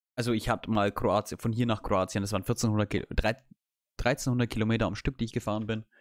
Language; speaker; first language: German; native; German